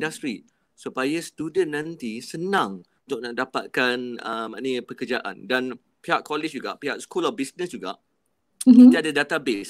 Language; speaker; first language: Malay; native; Malay